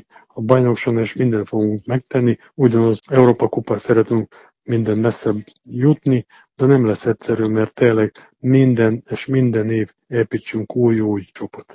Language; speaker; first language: Hungarian; non-native, fluent; Serbian